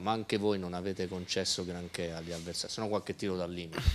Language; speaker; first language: Italian; native; Italian